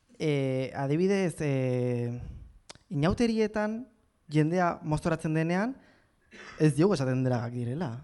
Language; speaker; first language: Basque; non-native, local second language; Spanish